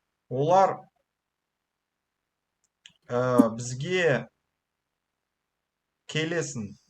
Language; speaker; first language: Kazakh; non-native, learner; Russian